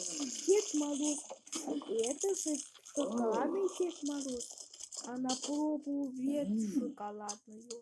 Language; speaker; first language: Russian; early bilingual, heritage; Russian